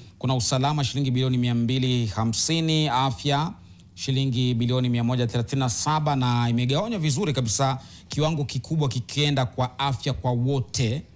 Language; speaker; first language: Swahili; native; Swahili